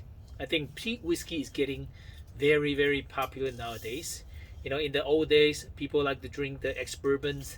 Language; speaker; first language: English; non-native, fluent; Chinese